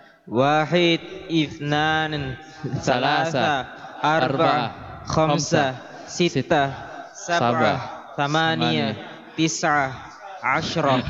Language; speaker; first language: Arabic; non-native, learner; Indonesian